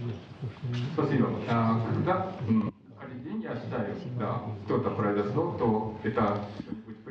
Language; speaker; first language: Russian; non-native, learner; Japanese